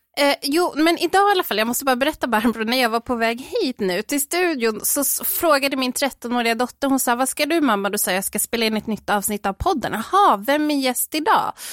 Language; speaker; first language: Swedish; native; Swedish